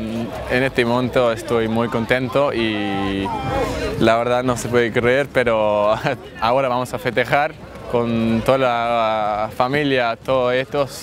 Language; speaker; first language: Spanish; non-native, fluent; English